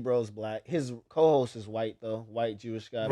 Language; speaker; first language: English; native; English